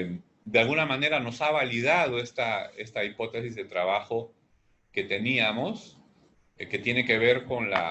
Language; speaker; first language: Spanish; native; Spanish